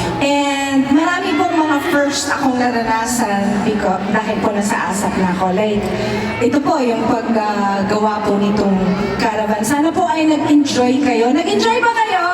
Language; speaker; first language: Filipino; native; Filipino